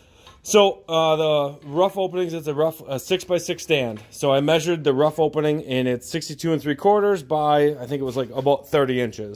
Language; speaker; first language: English; native; English